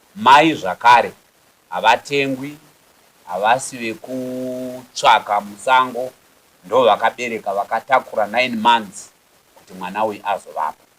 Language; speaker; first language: Shona; native; Shona